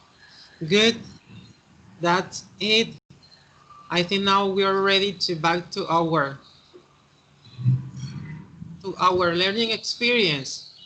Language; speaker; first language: English; non-native, fluent; Spanish